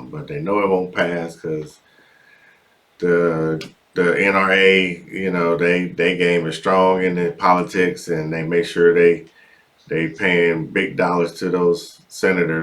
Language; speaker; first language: English; native; English